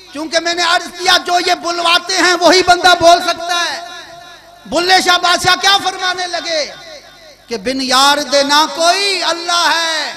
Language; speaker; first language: Urdu; non-native, local second language; Sindhi